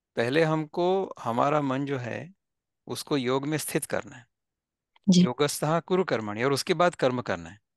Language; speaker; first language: Hindi; non-native, local second language; Marathi